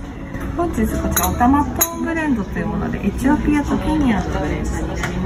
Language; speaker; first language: Japanese; native; Japanese